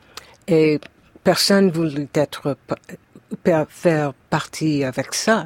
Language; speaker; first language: French; non-native, fluent; English